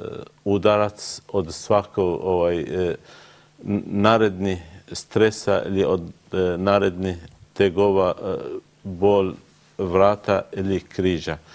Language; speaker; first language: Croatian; non-native, learner; Arabic